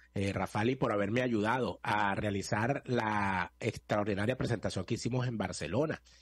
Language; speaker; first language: Spanish; native; Spanish